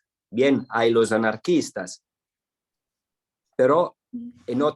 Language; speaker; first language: Spanish; non-native, fluent; Italian